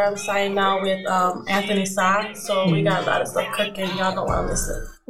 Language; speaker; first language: English; early bilingual, other home language; Spanish